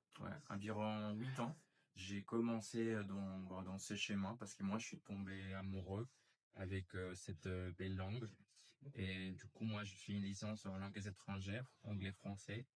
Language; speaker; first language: French; non-native, fluent; Spanish